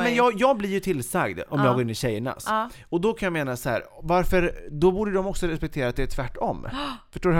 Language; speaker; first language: Swedish; native; Swedish